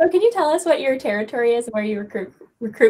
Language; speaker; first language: English; native; English